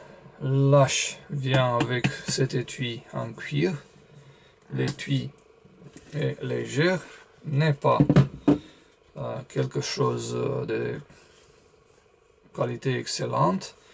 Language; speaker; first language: French; non-native, learner; Romanian